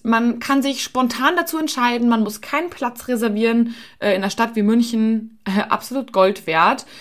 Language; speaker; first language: German; native; German